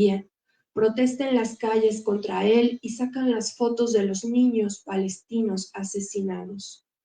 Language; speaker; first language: Spanish; native; Spanish